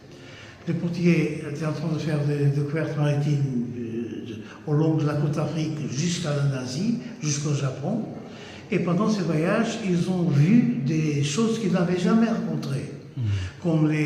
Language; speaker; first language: French; non-native, fluent; Portuguese